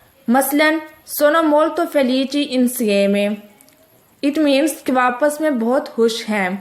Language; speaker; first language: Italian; non-native, fluent; Urdu